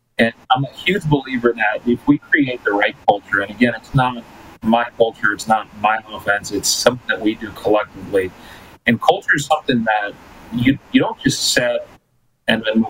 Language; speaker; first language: English; early bilingual, other home language; Spanish